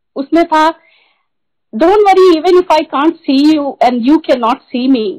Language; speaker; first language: Hindi; native; Hindi